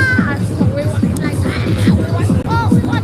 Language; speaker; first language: English; non-native, fluent; Spanish